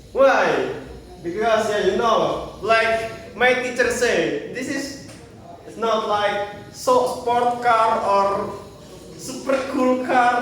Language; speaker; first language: English; non-native, learner; Indonesian